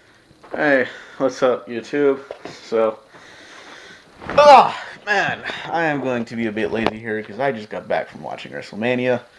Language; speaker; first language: English; native; English